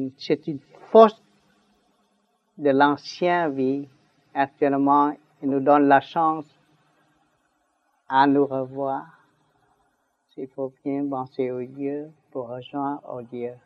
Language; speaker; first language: French; non-native, learner; Vietnamese